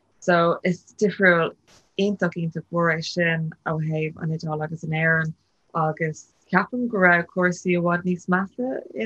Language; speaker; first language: Irish; non-native, local second language; English